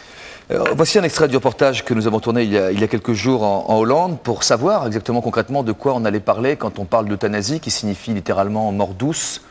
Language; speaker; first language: French; native; French